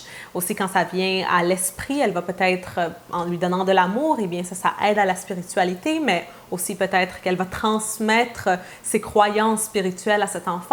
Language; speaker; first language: French; native; French